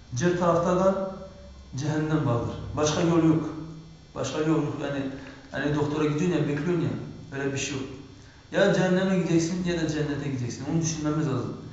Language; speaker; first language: Turkish; early bilingual, heritage; Turkish